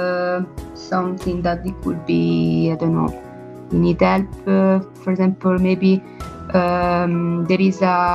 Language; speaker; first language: English; non-native, learner; Italian